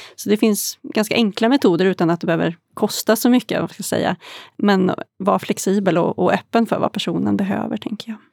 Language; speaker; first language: Swedish; native; Swedish